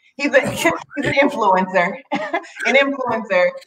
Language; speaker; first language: English; native; English